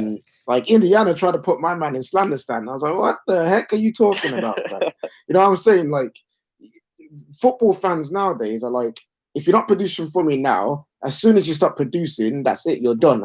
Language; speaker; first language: English; native; English